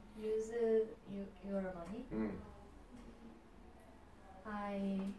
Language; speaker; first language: English; non-native, learner; Korean